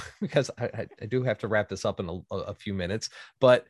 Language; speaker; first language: English; native; English